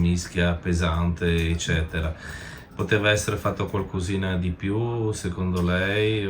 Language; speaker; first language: Italian; native; Italian